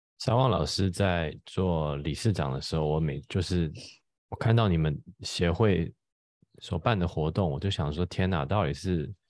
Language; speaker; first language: Chinese; native; Chinese